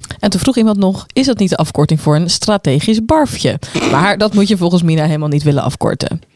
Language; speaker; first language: Dutch; native; Dutch